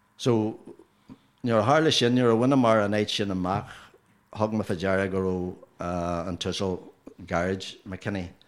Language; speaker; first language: Irish; non-native, local second language; English